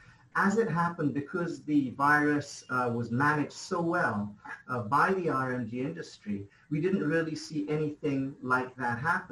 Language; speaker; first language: English; non-native, local second language; Bangla